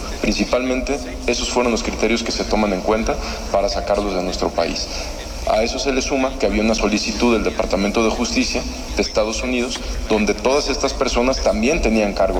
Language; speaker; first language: Spanish; native; Spanish